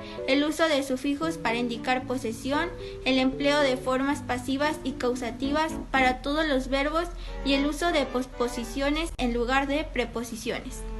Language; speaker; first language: Spanish; native; Spanish